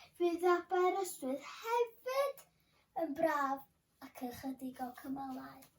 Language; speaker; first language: Welsh; native; Welsh